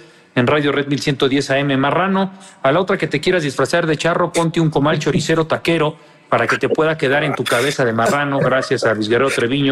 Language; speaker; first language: Spanish; native; Spanish